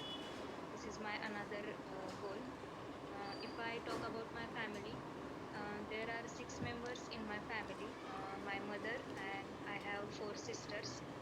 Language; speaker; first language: English; non-native, learner; Marathi